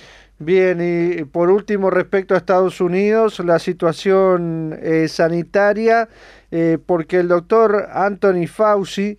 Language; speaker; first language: Spanish; native; Spanish